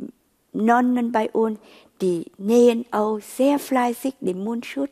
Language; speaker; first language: German; non-native, fluent; Vietnamese